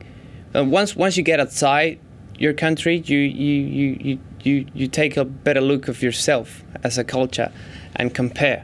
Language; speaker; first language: English; non-native, fluent; Spanish